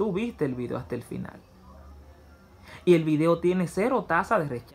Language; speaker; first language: Spanish; native; Spanish